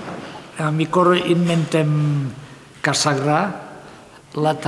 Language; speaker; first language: Hungarian; non-native, learner; Spanish